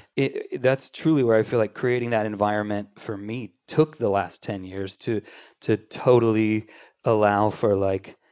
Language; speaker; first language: English; native; English